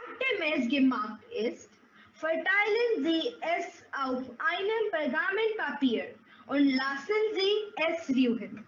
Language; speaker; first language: German; non-native, learner; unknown